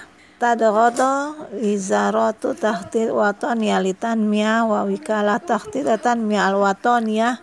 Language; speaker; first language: Arabic; non-native, fluent; Indonesian